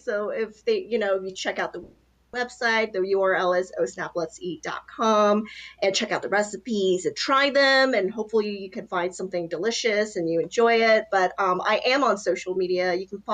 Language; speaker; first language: English; early bilingual, other home language; Chinese